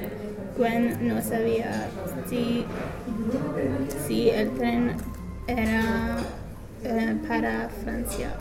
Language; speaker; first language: Spanish; non-native, learner; English